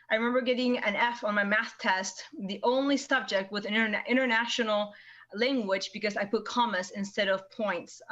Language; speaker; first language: English; early bilingual, other home language; Spanish